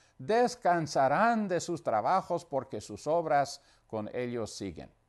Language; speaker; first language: Spanish; non-native, fluent; English